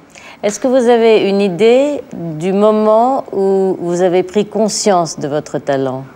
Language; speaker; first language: French; native; French